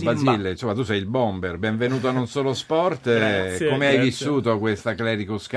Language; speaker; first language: Italian; native; Italian